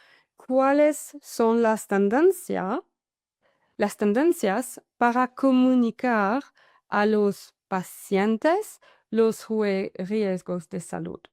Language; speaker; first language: Spanish; non-native, fluent; French